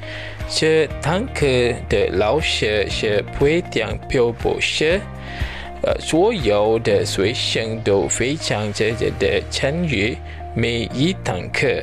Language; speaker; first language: Chinese; non-native, learner; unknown